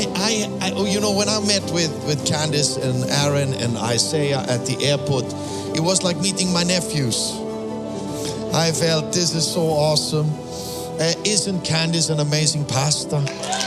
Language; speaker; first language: English; non-native, fluent; German